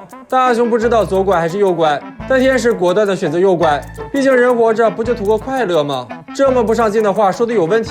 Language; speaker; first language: Chinese; native; Chinese